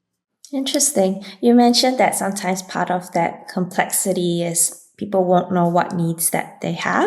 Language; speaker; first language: English; native; English